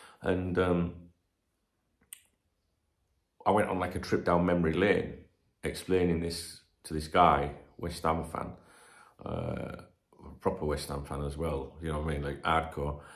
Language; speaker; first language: English; native; English